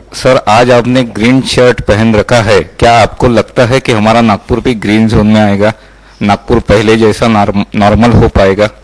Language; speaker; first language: Hindi; non-native, local second language; Marathi